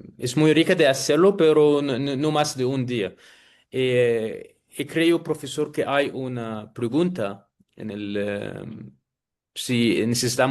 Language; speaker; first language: Spanish; non-native, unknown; Arabic